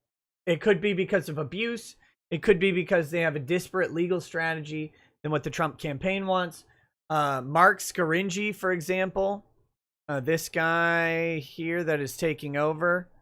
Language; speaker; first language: English; native; English